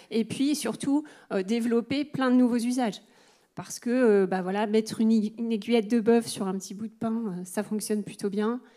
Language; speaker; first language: French; native; French